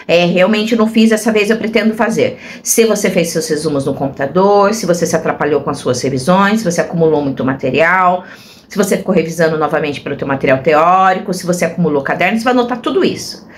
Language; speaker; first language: Portuguese; native; Portuguese